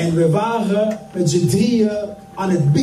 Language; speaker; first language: Dutch; non-native, fluent; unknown